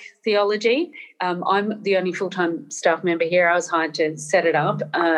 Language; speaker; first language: English; native; English